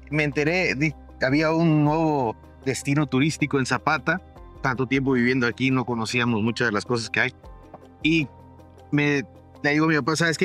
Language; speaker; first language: Spanish; native; Spanish